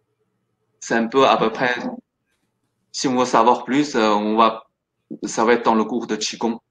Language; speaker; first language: French; non-native, fluent; Chinese